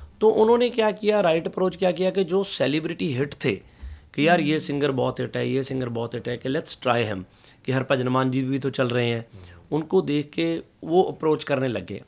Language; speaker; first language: Hindi; non-native, local second language; Punjabi